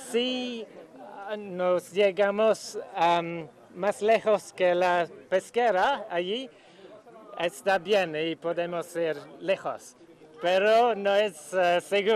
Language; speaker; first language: Spanish; non-native, learner; English